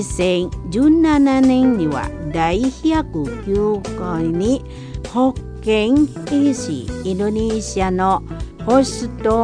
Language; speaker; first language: Japanese; non-native, fluent; Indonesian